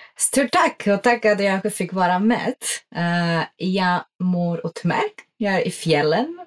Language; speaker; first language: Swedish; non-native, fluent; Czech